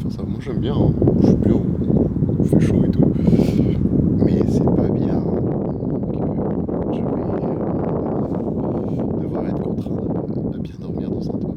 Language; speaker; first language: French; native; French